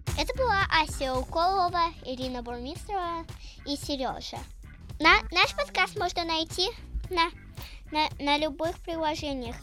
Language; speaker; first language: Russian; early bilingual, heritage; Russian